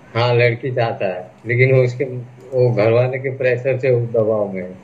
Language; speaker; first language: Hindi; non-native, local second language; Odia